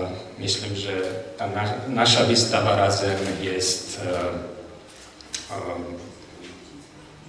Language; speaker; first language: Polish; non-native, learner; Slovak